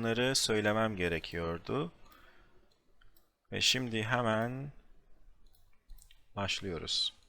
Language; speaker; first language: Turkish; non-native, fluent; English